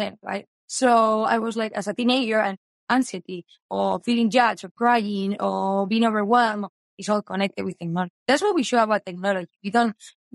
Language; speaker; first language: English; non-native, fluent; Spanish